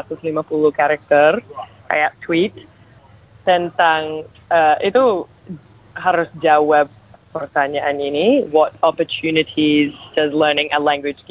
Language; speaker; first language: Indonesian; non-native, fluent; English